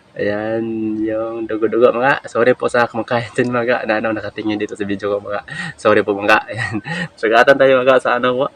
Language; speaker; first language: Filipino; non-native, local second language; Cebuano